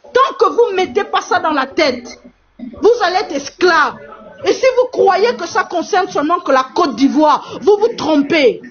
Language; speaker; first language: French; non-native, fluent; Portuguese